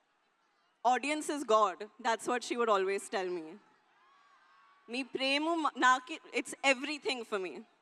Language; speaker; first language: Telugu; non-native, learner; Hindi